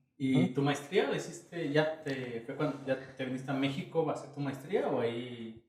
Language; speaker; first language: Spanish; native; Spanish